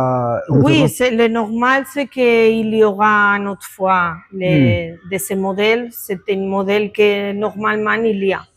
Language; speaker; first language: French; non-native, learner; Spanish